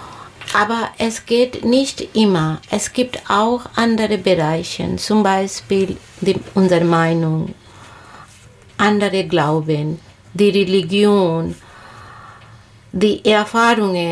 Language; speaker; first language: German; non-native, learner; Bangla